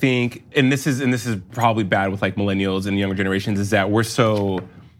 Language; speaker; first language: English; native; English